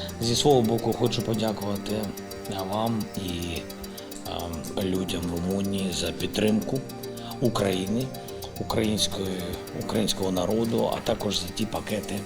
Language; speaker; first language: Ukrainian; non-native, local second language; Russian